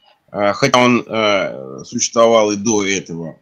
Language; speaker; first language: Russian; native; Russian